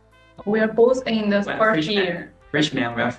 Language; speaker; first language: English; non-native, learner; Chinese